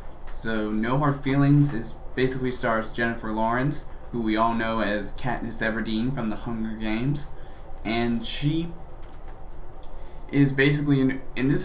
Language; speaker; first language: English; native; English